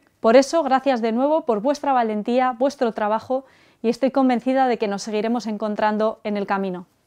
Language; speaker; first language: Spanish; native; Spanish